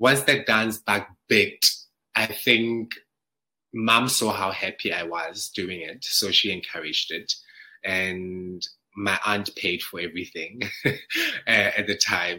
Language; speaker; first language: English; non-native, local second language; Zulu